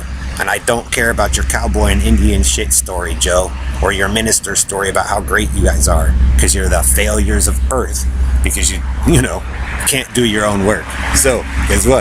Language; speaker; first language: English; native; English